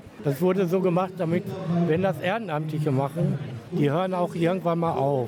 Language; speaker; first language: German; native; German